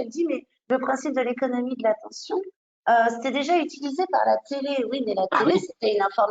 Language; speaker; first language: French; native; French